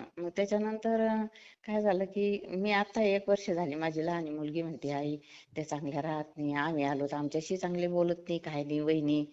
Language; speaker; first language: Marathi; native; Marathi